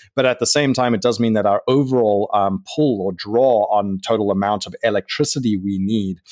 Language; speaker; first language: English; native; English